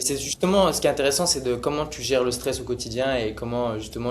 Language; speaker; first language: French; native; French